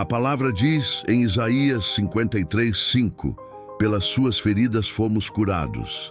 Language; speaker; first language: Portuguese; native; Portuguese